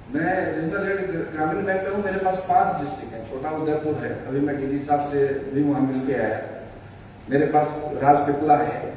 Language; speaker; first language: Hindi; native; Hindi